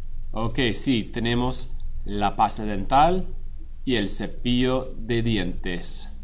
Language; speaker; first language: Spanish; non-native, fluent; English